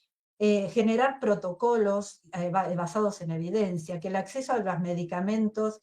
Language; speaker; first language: Spanish; native; Spanish